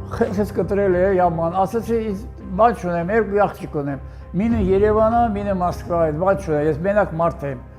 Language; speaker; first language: Armenian; native; Armenian